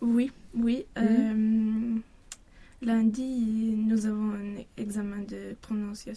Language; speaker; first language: French; non-native, learner; Swedish